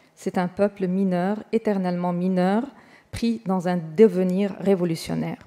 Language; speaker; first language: French; non-native, fluent; Arabic